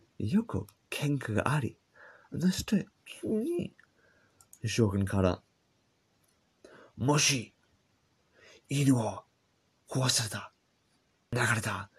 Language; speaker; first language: Japanese; non-native, learner; English